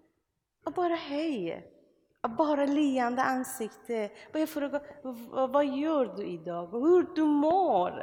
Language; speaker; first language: Swedish; non-native, learner; Persian